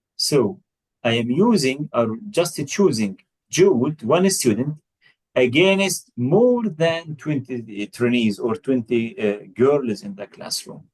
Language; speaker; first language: English; non-native, fluent; Arabic